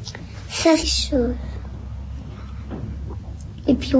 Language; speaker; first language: French; early bilingual, other home language; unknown